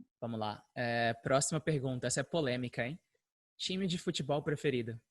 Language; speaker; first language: Portuguese; native; Portuguese